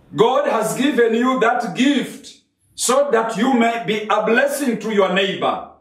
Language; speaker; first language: English; non-native, local second language; Swahili